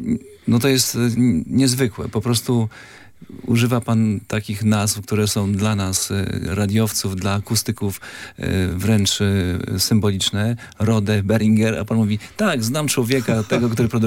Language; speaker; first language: Polish; native; Polish